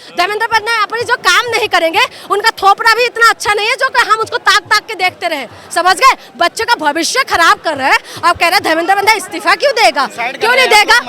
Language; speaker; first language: Hindi; non-native, local second language; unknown